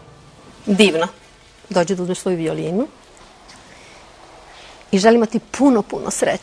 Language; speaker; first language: Serbian; native; Serbian